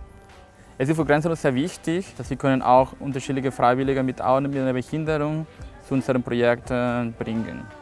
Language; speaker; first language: German; non-native, fluent; Spanish